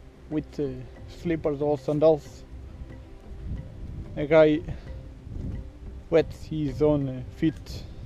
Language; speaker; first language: English; non-native, learner; Portuguese